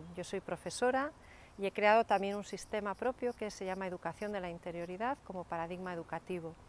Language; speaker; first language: Spanish; native; Spanish